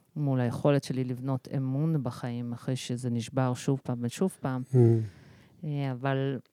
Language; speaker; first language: Hebrew; early bilingual, other home language; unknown